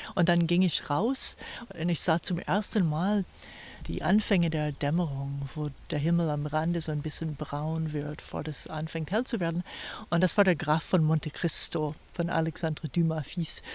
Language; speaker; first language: German; non-native, fluent; English